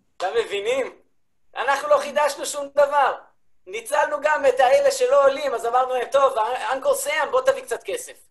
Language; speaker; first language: Hebrew; early bilingual, other home language; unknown